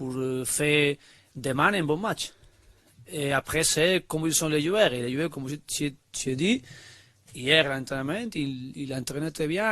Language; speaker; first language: French; non-native, learner; Spanish